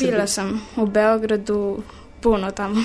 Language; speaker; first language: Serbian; early bilingual, heritage; Serbian